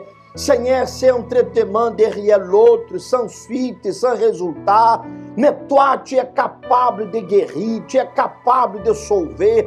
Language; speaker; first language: French; non-native, fluent; Portuguese